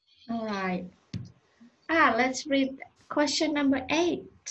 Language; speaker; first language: English; non-native, fluent; Indonesian